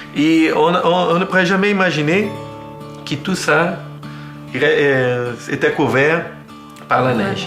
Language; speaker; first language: French; non-native, fluent; Portuguese